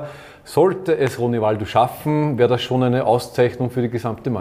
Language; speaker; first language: German; native; German